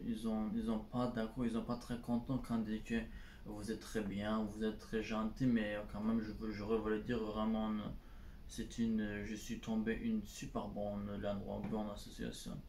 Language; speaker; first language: French; non-native, learner; Turkish